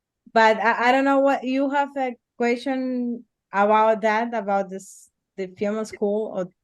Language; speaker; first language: English; non-native, learner; Spanish